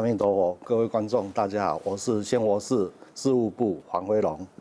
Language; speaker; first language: Chinese; native; Chinese